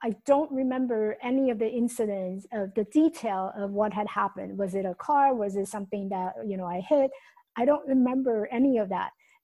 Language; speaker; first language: English; non-native, fluent; Chinese